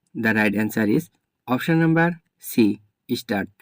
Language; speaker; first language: English; non-native, local second language; Assamese